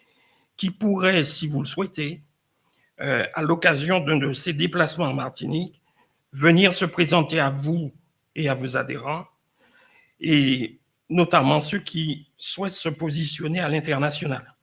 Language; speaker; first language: French; native; French